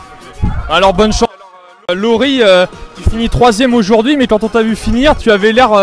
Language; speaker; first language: French; native; French